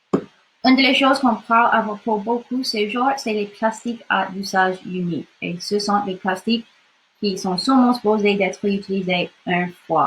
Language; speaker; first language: French; non-native, local second language; English